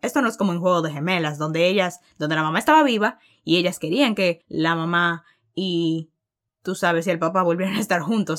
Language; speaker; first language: Spanish; early bilingual, heritage; Spanish